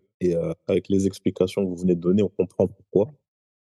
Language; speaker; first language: French; native; French